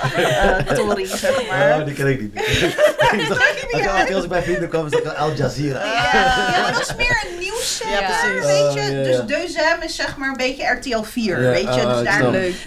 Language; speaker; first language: Dutch; early bilingual, other home language; Arabic